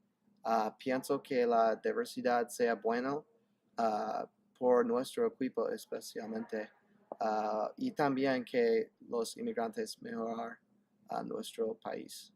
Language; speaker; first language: Spanish; non-native, learner; English